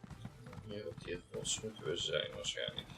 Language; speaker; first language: Dutch; native; Dutch